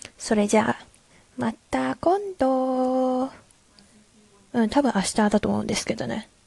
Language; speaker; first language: Japanese; non-native, learner; Chinese